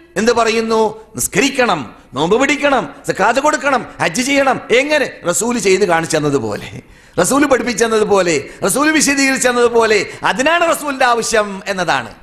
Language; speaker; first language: Malayalam; native; Malayalam